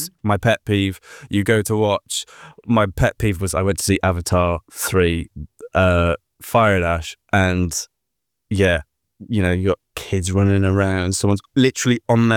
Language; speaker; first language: English; native; English